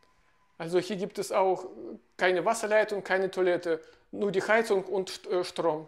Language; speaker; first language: German; non-native, fluent; Russian